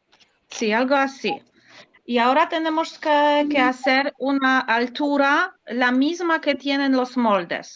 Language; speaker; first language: Spanish; non-native, learner; Polish